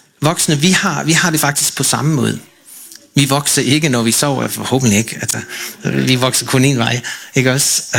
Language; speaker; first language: Danish; non-native, fluent; English